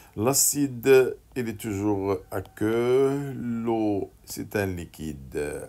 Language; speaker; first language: French; non-native, local second language; Arabic